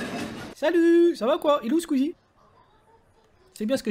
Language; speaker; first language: French; native; French